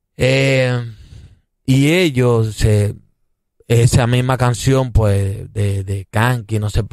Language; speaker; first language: Spanish; native; Spanish